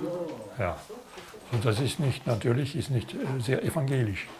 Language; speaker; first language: German; non-native, fluent; French